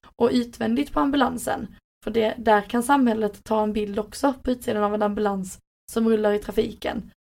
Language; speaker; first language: Swedish; native; Swedish